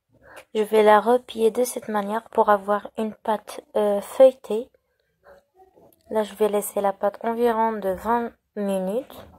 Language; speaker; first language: French; non-native, local second language; Arabic